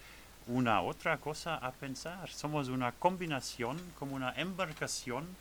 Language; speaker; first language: Spanish; non-native, fluent; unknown